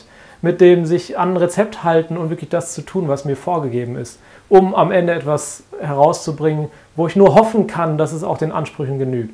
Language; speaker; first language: German; native; German